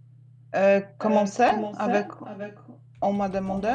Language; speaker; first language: French; non-native, fluent; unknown